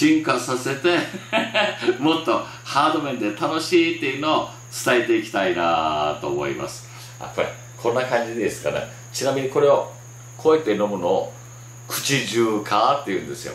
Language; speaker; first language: Japanese; native; Japanese